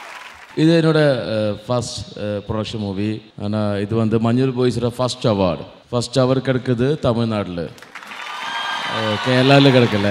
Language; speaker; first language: Tamil; non-native, learner; Malayalam